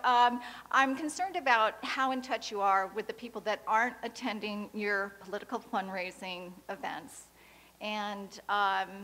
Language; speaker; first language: English; native; English